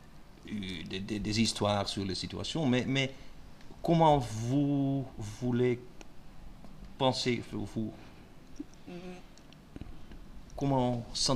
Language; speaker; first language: French; non-native, learner; Dutch